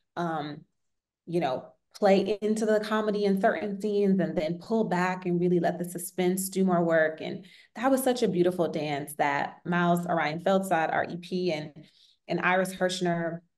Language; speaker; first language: English; native; English